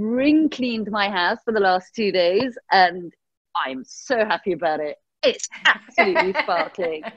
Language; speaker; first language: English; early bilingual, other home language; Persian